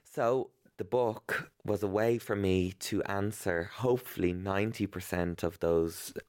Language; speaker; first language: English; native; English